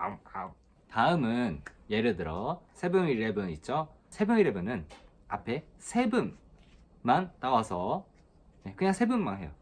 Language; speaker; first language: Korean; non-native, fluent; Japanese